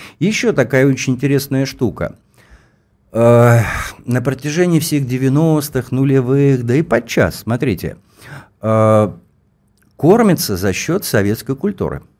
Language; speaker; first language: Russian; native; Russian